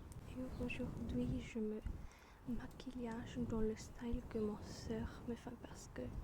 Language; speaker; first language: French; non-native, learner; German